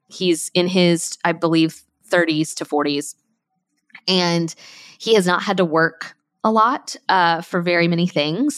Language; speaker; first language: English; native; English